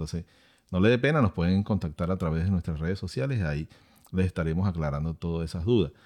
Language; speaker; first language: Spanish; native; Spanish